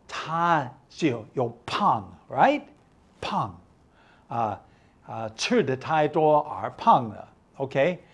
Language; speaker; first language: Chinese; non-native, fluent; English